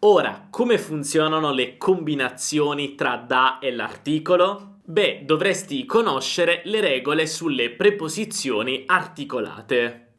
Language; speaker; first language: Italian; native; Italian